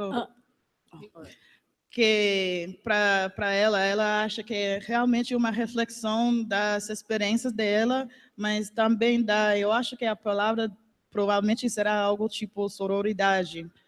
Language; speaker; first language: Portuguese; non-native, learner; English